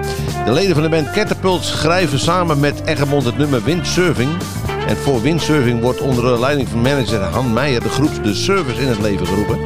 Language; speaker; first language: Dutch; native; Dutch